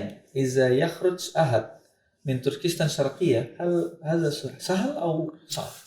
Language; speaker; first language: Arabic; non-native, fluent; Indonesian